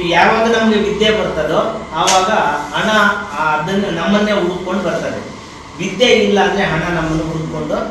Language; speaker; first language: Kannada; native; Kannada